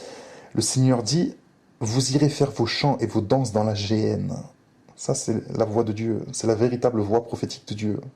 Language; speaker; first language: French; native; French